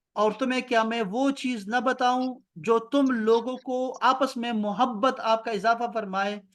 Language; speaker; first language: Urdu; non-native, local second language; Pashto